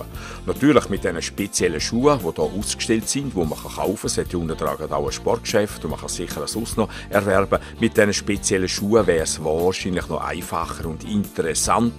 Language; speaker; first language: German; native; German